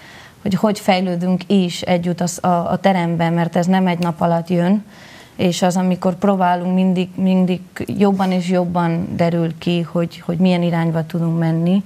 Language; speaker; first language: Hungarian; non-native, learner; Spanish